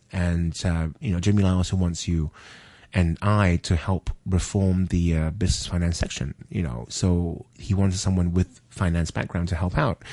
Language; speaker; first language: English; non-native, local second language; Cantonese